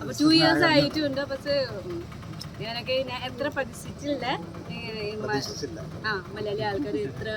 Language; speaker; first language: Malayalam; non-native, learner; Nepali